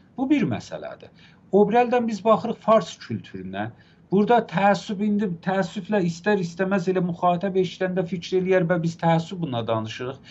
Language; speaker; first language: Azerbaijani; native; Azerbaijani